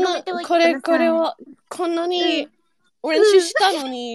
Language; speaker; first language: Japanese; non-native, learner; English